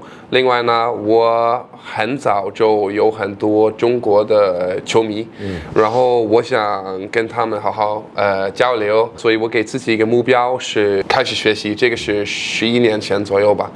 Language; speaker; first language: Chinese; non-native, fluent; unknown